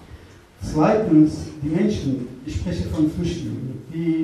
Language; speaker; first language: German; non-native, fluent; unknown